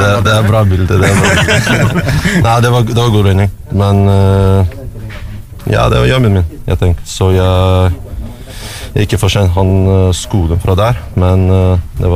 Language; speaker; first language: Norwegian; non-native, learner; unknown